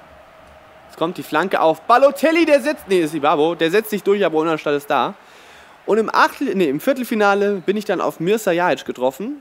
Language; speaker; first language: German; native; German